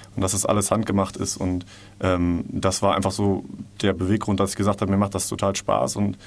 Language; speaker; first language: German; native; German